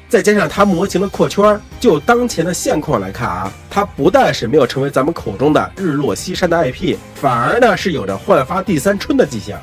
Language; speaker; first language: Chinese; native; Chinese